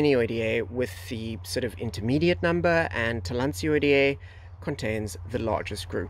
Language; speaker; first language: English; native; English